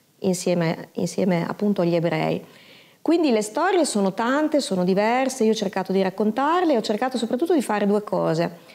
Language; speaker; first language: Italian; native; Italian